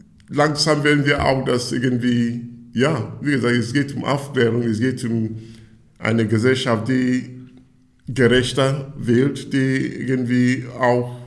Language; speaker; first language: German; non-native, fluent; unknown